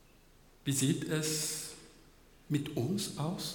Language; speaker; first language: German; non-native, fluent; French